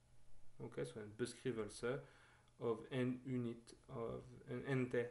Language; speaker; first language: Norwegian; non-native, learner; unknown